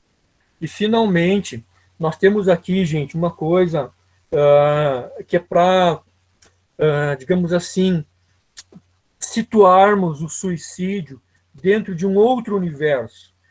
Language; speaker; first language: Portuguese; native; Portuguese